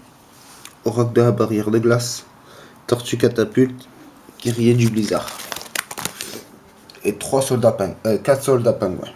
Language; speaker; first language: French; native; French